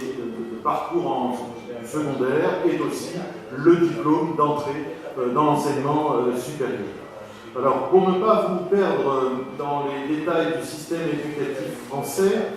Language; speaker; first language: French; native; French